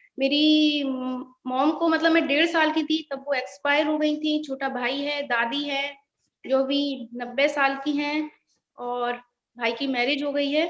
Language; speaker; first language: Hindi; native; Hindi